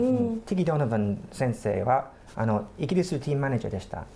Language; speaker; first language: Japanese; non-native, fluent; English